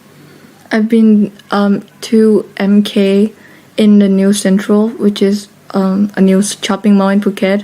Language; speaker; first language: English; non-native, fluent; Thai